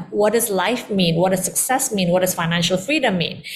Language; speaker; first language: English; early bilingual, heritage; Indonesian